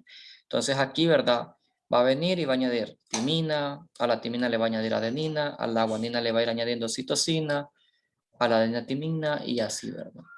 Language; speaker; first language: Spanish; native; Spanish